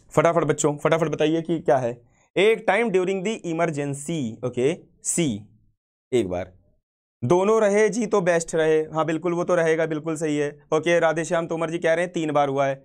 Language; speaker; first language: Hindi; native; Hindi